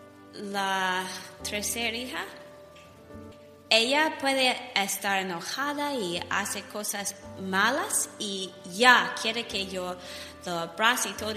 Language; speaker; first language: Spanish; non-native, learner; English